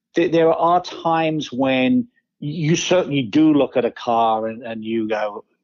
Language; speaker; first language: English; native; English